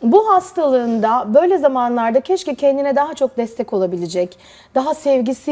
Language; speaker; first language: Turkish; native; Turkish